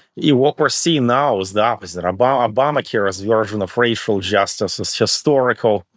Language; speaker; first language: English; early bilingual, other home language; Russian